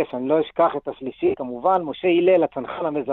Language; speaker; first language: Hebrew; native; Hebrew